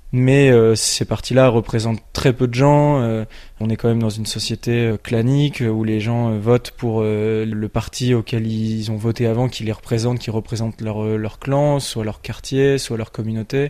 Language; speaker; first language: French; native; French